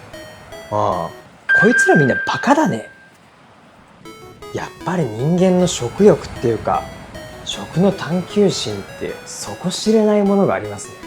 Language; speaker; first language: Japanese; native; Japanese